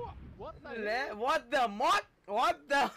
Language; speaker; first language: English; non-native, local second language; Hindi